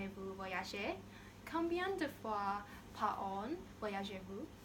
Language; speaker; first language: French; non-native, learner; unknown